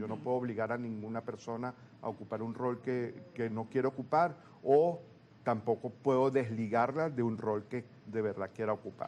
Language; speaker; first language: Spanish; native; Spanish